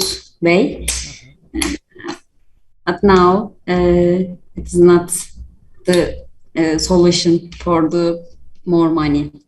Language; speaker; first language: English; non-native, learner; Turkish